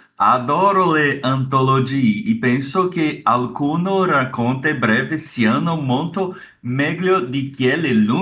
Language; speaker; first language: Italian; non-native, learner; Portuguese